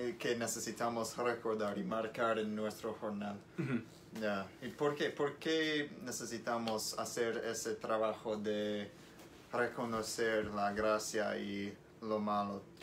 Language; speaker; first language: Spanish; non-native, learner; English